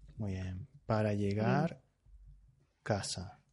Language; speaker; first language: Spanish; native; Spanish